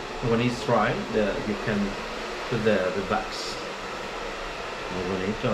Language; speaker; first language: English; non-native, learner; Spanish